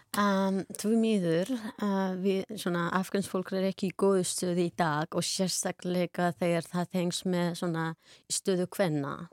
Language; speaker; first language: Icelandic; non-native, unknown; Persian